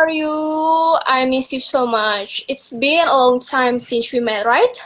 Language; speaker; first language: English; non-native, learner; Indonesian